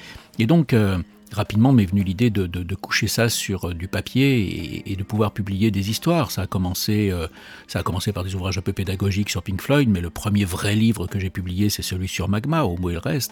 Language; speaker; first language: French; native; French